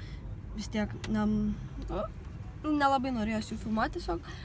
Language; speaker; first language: Lithuanian; native; Lithuanian